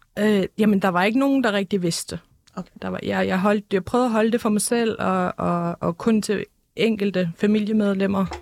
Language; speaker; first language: Danish; early bilingual, other home language; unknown